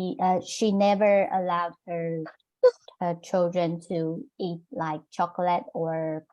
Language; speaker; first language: English; non-native, learner; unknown